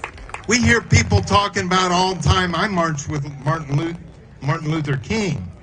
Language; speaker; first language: English; native; English